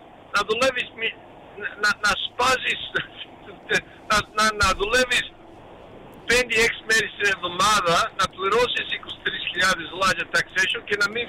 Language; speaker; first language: Greek; early bilingual, heritage; Greek